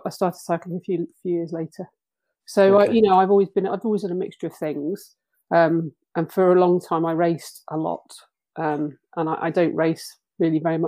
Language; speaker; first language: English; native; English